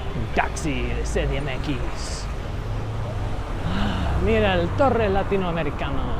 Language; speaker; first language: Spanish; non-native, learner; English